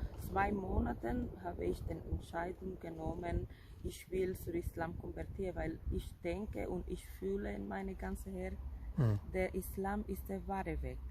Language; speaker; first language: German; non-native, fluent; Spanish